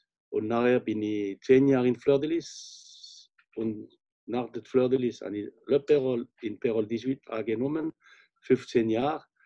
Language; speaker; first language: German; non-native, fluent; French